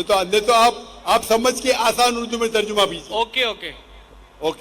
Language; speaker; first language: Hindi; non-native, local second language; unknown